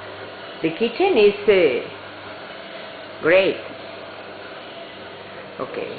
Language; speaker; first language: English; non-native, learner; Spanish